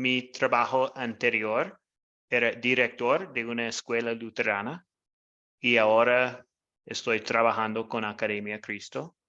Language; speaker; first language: Spanish; non-native, fluent; English